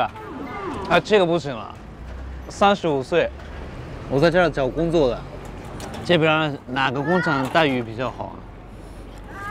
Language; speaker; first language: Chinese; non-native, fluent; Japanese